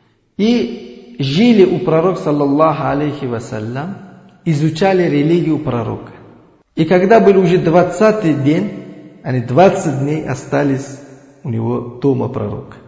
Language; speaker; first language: Russian; non-native, learner; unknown